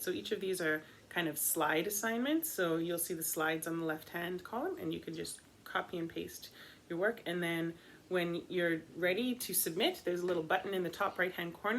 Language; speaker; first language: English; native; English